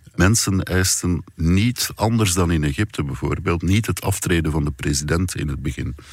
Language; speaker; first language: Dutch; native; Dutch